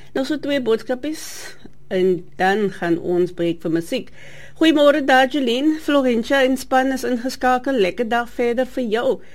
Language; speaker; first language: Afrikaans; native; Afrikaans